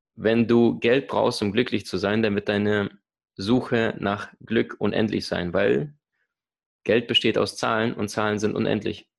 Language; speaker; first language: German; early bilingual, other home language; Russian